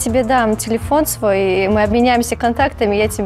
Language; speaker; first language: Russian; native; Russian